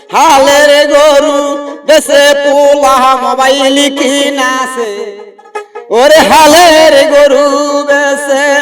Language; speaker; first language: Bangla; native; Bangla